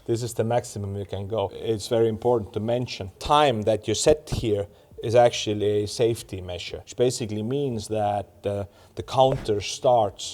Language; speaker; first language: English; non-native, fluent; Estonian